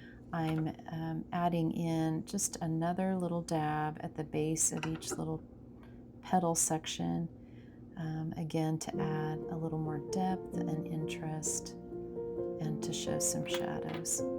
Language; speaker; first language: English; native; English